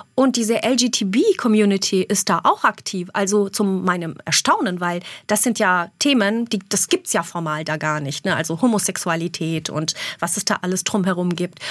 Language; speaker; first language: German; early bilingual, other home language; Albanian